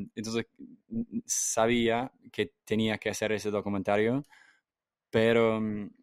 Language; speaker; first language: Spanish; non-native, fluent; English